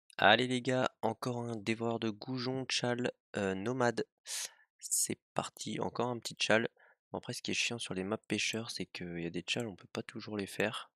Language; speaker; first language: French; native; French